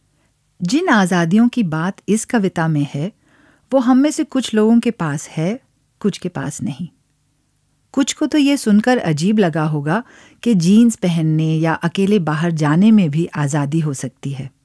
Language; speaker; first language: Hindi; native; Hindi